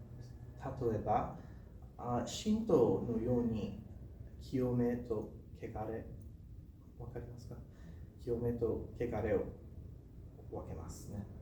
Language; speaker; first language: Japanese; non-native, learner; English